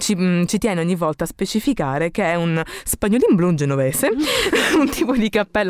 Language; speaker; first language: Italian; native; Italian